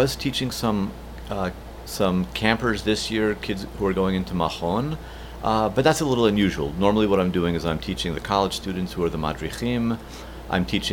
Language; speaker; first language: English; native; English